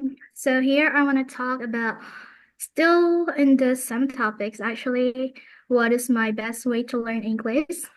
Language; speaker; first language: English; non-native, learner; Indonesian